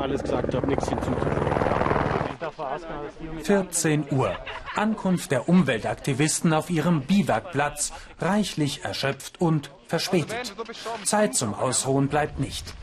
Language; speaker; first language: German; native; German